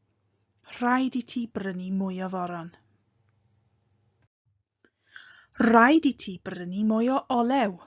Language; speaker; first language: Welsh; non-native, fluent; English